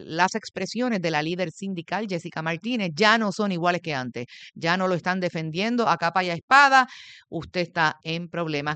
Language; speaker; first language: Spanish; native; Spanish